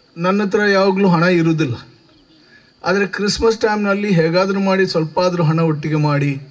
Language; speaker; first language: Kannada; native; Kannada